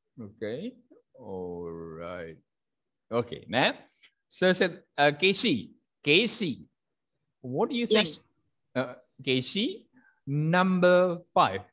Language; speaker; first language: English; non-native, fluent; Indonesian